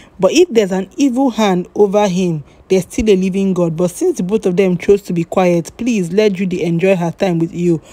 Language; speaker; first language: English; native; English